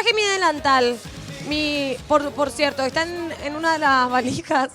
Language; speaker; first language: Spanish; native; Spanish